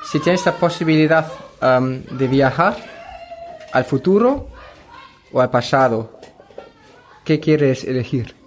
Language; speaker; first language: Spanish; non-native, learner; German